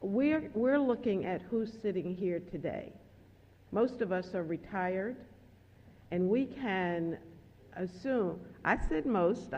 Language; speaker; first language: English; native; English